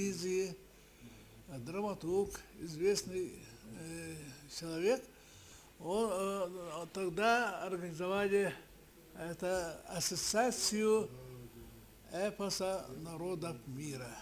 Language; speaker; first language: Russian; non-native, local second language; Yakut